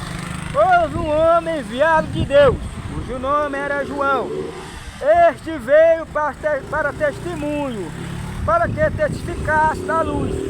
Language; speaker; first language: Portuguese; native; Portuguese